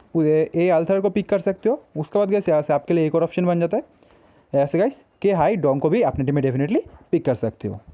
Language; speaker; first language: Hindi; native; Hindi